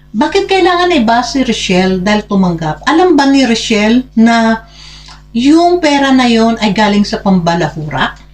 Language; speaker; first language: Filipino; non-native, local second language; Hiligaynon